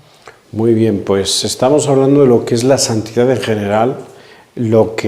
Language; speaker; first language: Spanish; native; Spanish